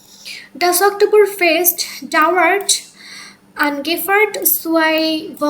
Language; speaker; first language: German; non-native, learner; Bangla